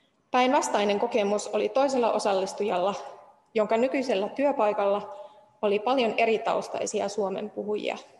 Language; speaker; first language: Finnish; non-native, fluent; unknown